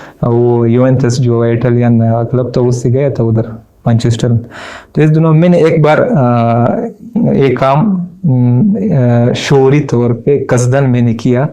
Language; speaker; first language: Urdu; non-native, learner; Pashto